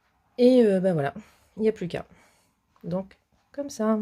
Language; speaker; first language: French; native; French